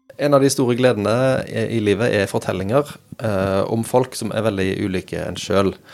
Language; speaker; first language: Norwegian; native; Norwegian